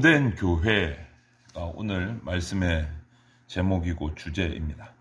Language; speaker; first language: Korean; native; Korean